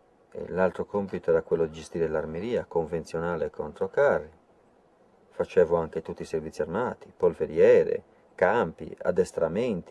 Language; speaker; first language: Italian; native; Italian